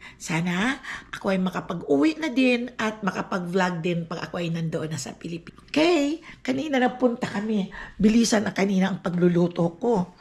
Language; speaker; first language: Filipino; non-native, local second language; Aklanon